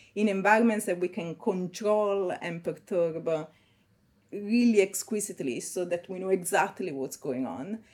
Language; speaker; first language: English; non-native, fluent; Italian